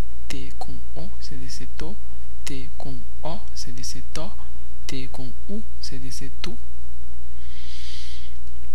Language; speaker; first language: Spanish; non-native, fluent; Haitian Creole